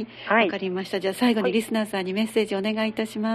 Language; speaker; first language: Japanese; native; Japanese